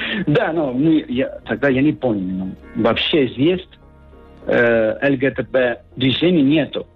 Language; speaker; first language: Russian; non-native, fluent; Spanish